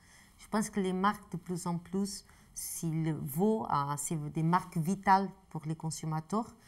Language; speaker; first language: French; non-native, fluent; Portuguese